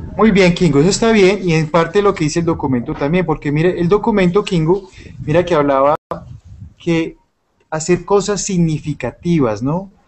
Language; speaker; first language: Spanish; native; Spanish